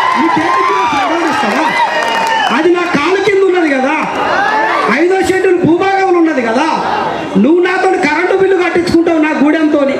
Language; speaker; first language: Telugu; non-native, local second language; Koya